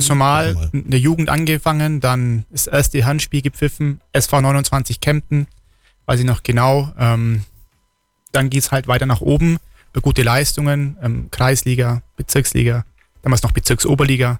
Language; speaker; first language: German; native; German